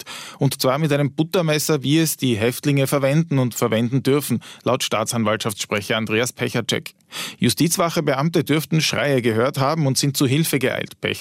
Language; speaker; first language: German; native; German